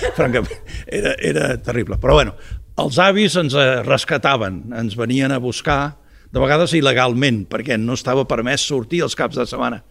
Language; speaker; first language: Catalan; early bilingual, heritage; Catalan